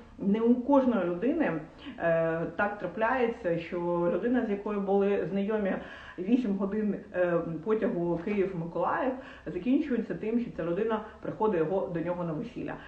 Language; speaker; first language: Ukrainian; non-native, local second language; Russian